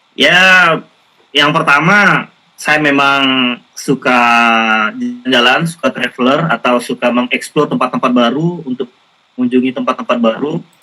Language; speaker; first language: Indonesian; native; Indonesian